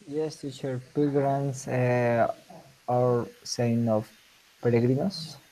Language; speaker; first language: English; non-native, learner; Spanish